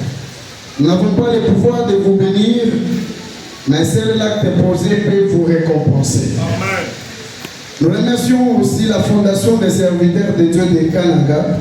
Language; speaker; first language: French; non-native, local second language; Luba-Lulua